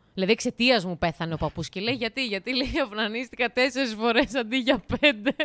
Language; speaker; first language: Greek; native; Greek